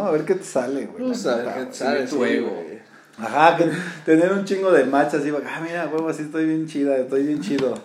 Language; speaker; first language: Spanish; native; Spanish